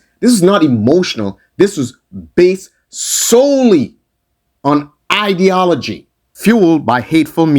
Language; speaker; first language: English; native; English